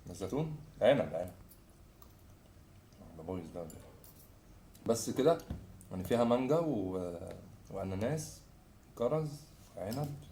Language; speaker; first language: Arabic; native; Arabic